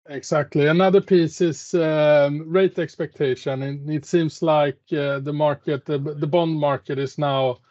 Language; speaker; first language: English; non-native, fluent; Swedish